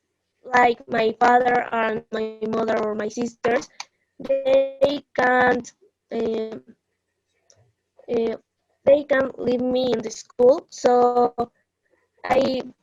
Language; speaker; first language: English; non-native, learner; Spanish